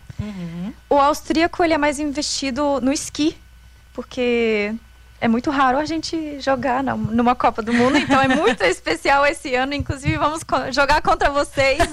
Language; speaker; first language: Portuguese; non-native, fluent; German